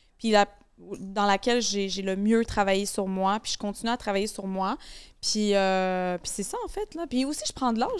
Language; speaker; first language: French; native; French